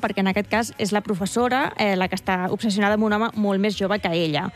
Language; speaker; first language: Catalan; native; Catalan